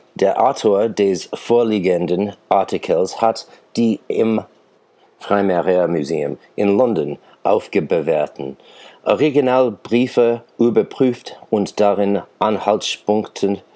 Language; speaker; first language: German; non-native, fluent; English